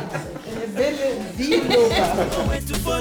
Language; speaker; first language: French; non-native, fluent; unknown